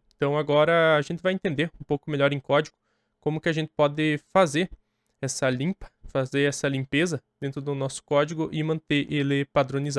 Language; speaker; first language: Portuguese; native; Portuguese